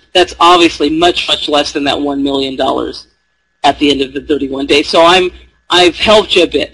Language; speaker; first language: English; native; English